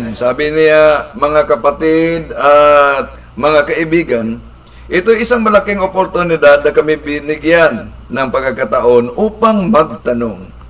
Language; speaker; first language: Filipino; non-native, local second language; Cebuano